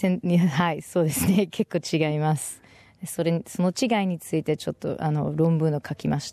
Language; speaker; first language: Japanese; non-native, fluent; English